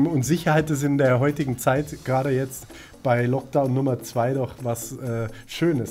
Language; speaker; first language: German; native; German